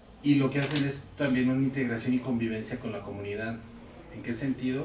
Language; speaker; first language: Spanish; native; Spanish